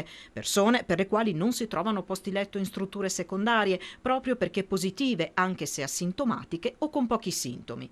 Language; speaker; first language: Italian; native; Italian